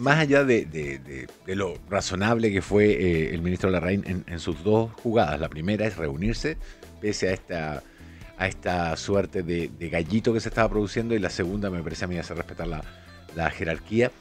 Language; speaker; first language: Spanish; native; Spanish